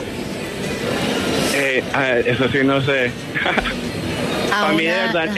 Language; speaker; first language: Spanish; early bilingual, heritage; Spanish